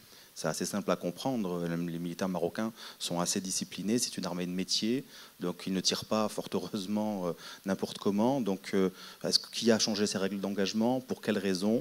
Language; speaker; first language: French; non-native, local second language; Arabic